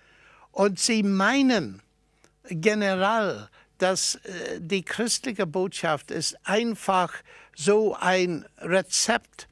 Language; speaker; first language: German; non-native, fluent; English